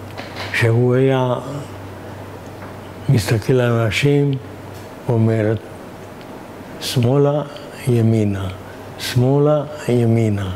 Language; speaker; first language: Hebrew; non-native, fluent; Hungarian